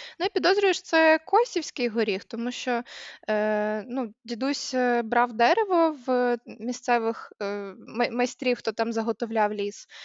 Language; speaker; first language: Ukrainian; native; Ukrainian